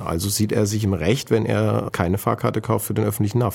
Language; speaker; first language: German; native; German